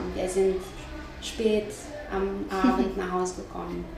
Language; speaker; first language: German; non-native, fluent; Romanian